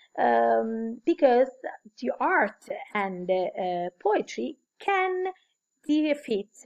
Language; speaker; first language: English; non-native, fluent; Italian